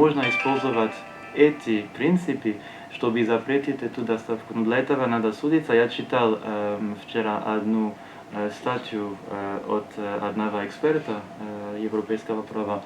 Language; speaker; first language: Russian; non-native, learner; French